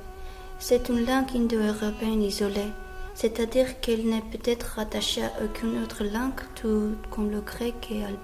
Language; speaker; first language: French; non-native, fluent; Armenian